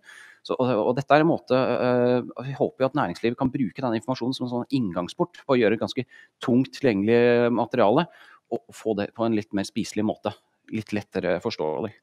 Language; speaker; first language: Norwegian; native; Norwegian